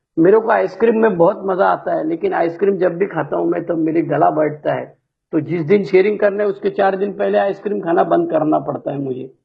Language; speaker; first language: Hindi; non-native, local second language; Marathi